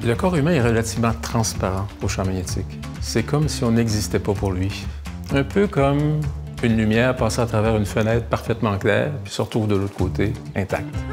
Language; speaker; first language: French; native; French